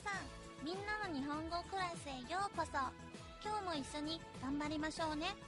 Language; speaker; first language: Japanese; non-native, fluent; Chinese